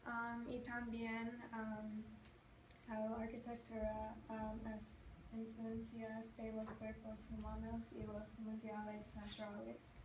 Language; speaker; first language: Spanish; non-native, learner; English